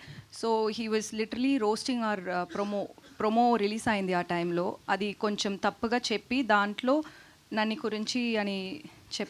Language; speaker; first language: Telugu; non-native, fluent; Tamil